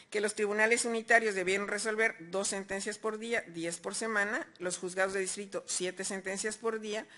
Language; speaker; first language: Spanish; native; Spanish